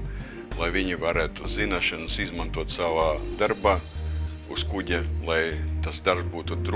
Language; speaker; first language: Latvian; non-native, local second language; Russian